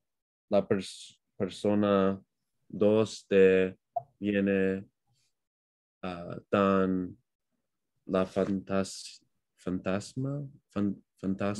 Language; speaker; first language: Spanish; non-native, learner; English